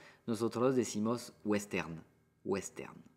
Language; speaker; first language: Spanish; non-native, fluent; French